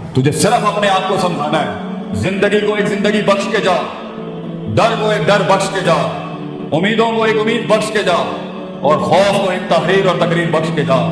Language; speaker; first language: Urdu; non-native, local second language; Punjabi